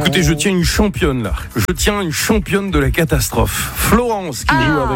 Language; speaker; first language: French; native; French